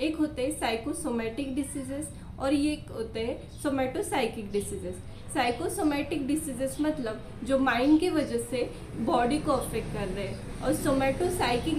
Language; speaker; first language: Hindi; non-native, local second language; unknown